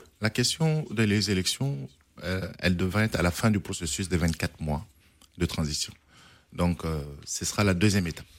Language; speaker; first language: French; non-native, local second language; Arabic